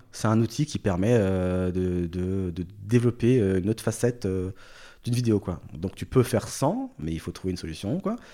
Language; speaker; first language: French; early bilingual, other home language; Portuguese